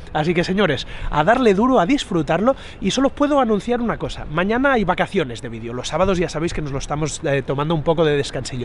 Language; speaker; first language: Spanish; native; Spanish